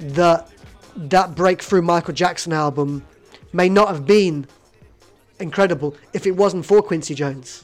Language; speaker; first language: English; native; English